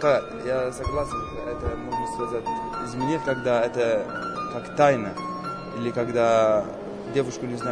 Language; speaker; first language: Russian; non-native, fluent; Arabic